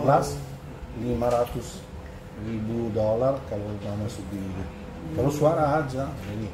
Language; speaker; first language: Indonesian; non-native, learner; English